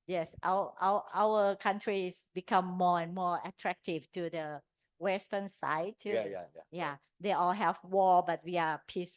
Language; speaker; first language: English; non-native, learner; Thai